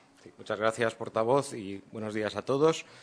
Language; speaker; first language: Spanish; native; Spanish